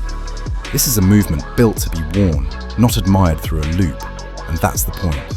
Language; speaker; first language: English; native; English